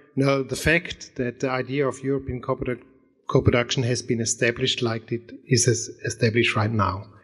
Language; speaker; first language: English; non-native, fluent; German